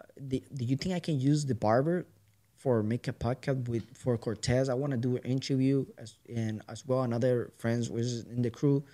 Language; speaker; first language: English; non-native, learner; Spanish